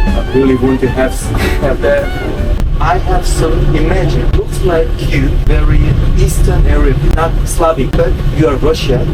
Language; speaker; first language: English; non-native, learner; Korean